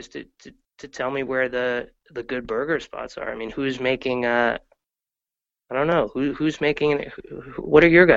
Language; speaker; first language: English; native; English